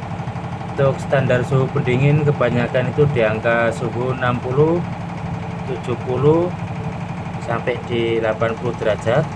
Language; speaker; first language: Indonesian; non-native, local second language; Javanese